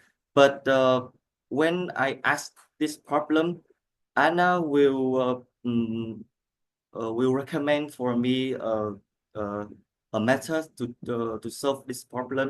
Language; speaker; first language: English; non-native, learner; Vietnamese